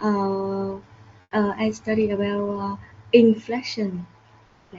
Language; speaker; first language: English; non-native, learner; Vietnamese